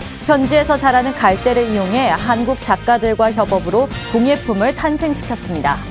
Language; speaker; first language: Korean; native; Korean